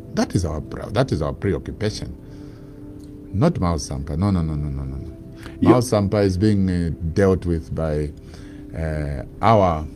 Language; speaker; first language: English; non-native, local second language; Bemba